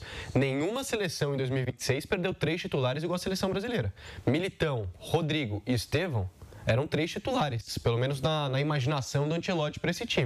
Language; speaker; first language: Portuguese; native; Portuguese